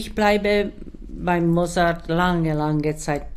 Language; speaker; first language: German; non-native, learner; Czech